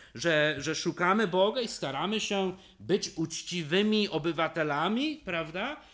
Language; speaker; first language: Polish; non-native, fluent; English